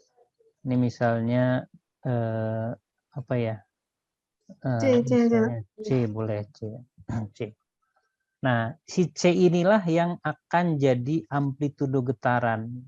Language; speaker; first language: Indonesian; native; Indonesian